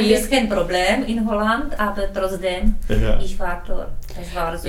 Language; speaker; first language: German; non-native, learner; Czech